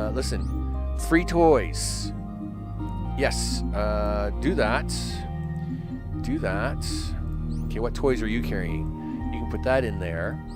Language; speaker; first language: English; native; English